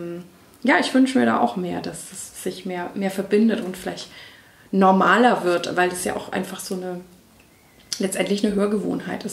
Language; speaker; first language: German; native; German